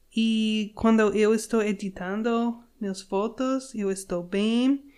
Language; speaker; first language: Portuguese; non-native, learner; English